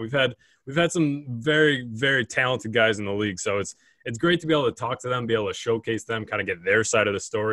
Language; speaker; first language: English; native; English